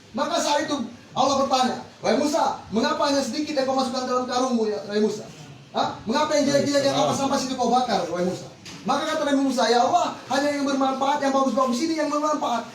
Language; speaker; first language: Indonesian; native; Indonesian